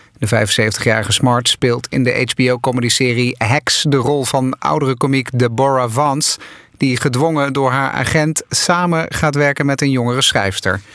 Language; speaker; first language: Dutch; native; Dutch